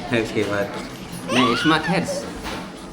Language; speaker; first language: German; non-native, learner; Amharic